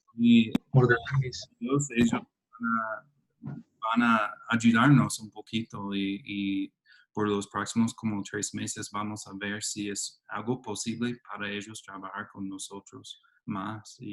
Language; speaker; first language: Spanish; non-native, fluent; English